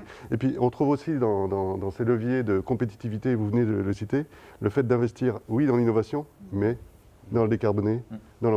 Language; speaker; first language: French; native; French